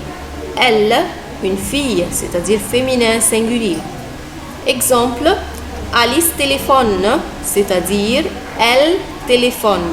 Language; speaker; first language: French; non-native, fluent; Arabic